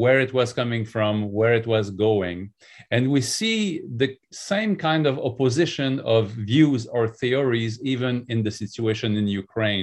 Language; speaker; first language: English; non-native, fluent; French